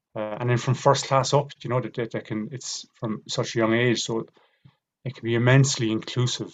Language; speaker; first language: English; native; English